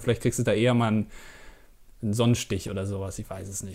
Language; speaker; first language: German; native; German